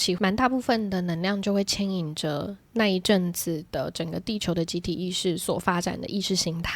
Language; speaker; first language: Chinese; native; Chinese